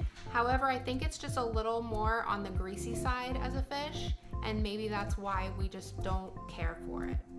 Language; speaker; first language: English; native; English